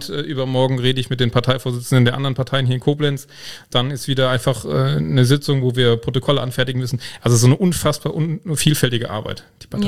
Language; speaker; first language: German; native; German